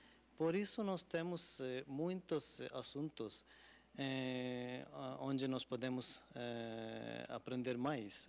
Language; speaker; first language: Portuguese; non-native, learner; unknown